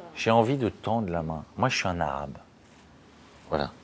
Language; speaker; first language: French; native; French